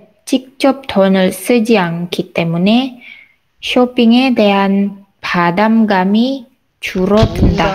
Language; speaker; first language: Korean; non-native, learner; Indonesian